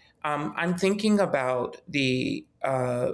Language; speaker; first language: English; native; English